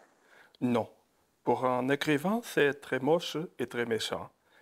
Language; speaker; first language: French; non-native, fluent; Portuguese